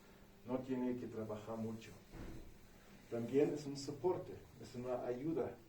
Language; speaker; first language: Spanish; non-native, fluent; German